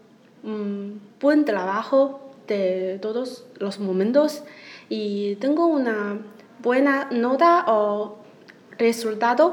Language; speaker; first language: Spanish; non-native, learner; Chinese